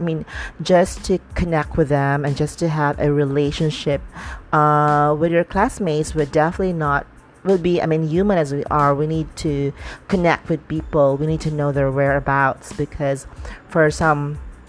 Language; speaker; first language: English; non-native, local second language; Cebuano